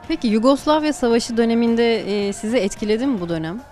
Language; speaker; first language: Turkish; native; Turkish